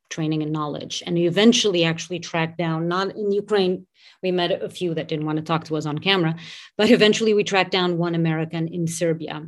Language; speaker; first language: English; non-native, fluent; Portuguese